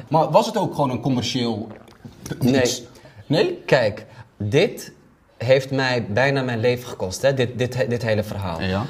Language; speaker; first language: Dutch; early bilingual, other home language; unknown